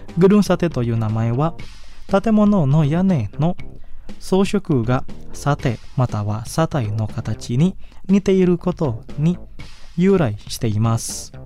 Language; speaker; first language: Japanese; non-native, fluent; Indonesian